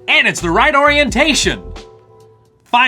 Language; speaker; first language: English; native; English